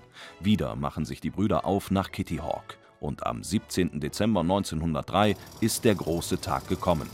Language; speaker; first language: German; native; German